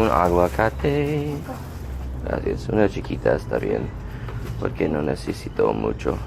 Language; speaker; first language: Spanish; non-native, learner; English